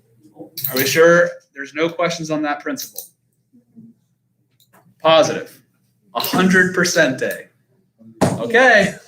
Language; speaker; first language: English; native; English